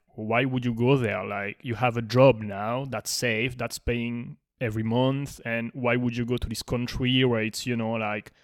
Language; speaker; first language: English; non-native, fluent; Spanish